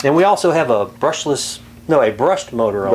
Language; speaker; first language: English; native; English